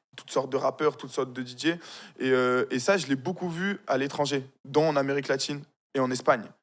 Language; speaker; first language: French; early bilingual, other home language; Arabic